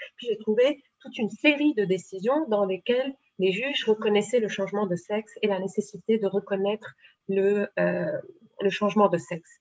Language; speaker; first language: French; non-native, local second language; Arabic